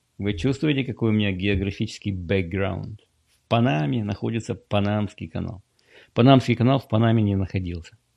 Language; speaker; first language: Russian; native; Russian